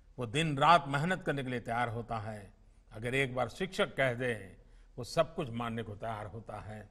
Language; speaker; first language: Hindi; native; Hindi